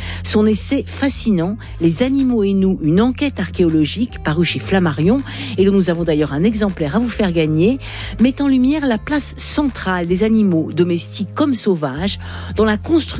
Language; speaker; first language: French; native; French